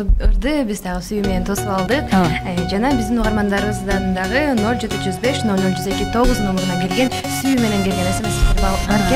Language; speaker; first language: Kyrgyz; native; Kyrgyz